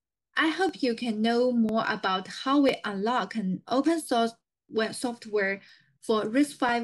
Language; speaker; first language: English; non-native, fluent; Chinese